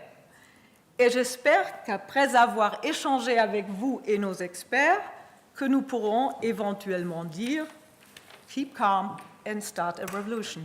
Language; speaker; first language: French; non-native, fluent; German